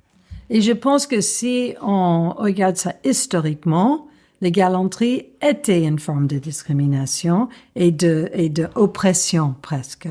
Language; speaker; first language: French; non-native, fluent; English